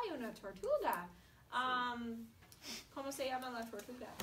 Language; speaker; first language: Spanish; non-native, fluent; English